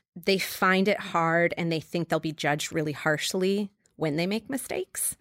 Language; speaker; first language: English; native; English